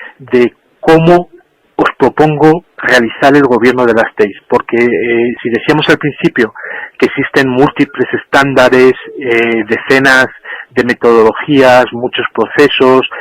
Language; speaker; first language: Spanish; native; Spanish